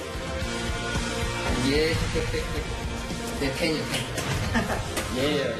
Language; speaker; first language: Korean; non-native, learner; Thai